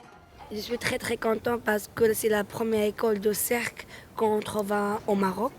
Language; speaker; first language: French; non-native, learner; Arabic